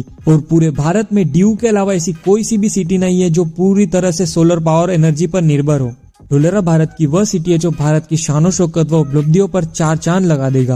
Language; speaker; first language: Hindi; native; Hindi